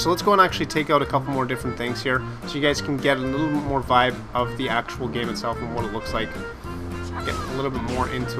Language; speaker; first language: English; native; English